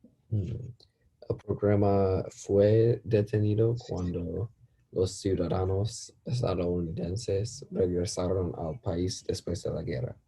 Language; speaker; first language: Spanish; non-native, learner; English